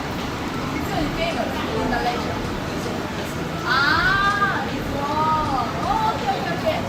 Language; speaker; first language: English; non-native, learner; Japanese